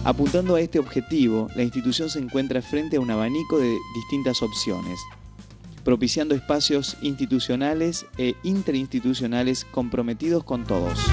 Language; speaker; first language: Spanish; native; Spanish